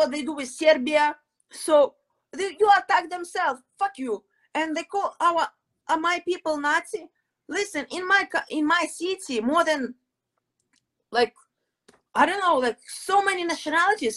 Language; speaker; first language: English; non-native, fluent; Ukrainian